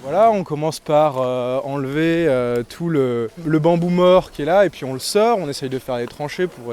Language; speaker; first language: French; native; French